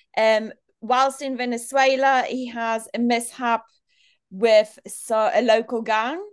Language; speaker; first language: English; non-native, local second language; Afrikaans